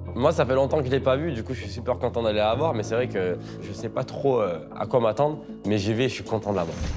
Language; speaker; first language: French; early bilingual, other home language; Portuguese